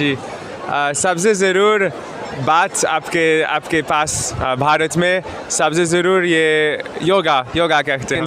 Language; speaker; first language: Hindi; non-native, learner; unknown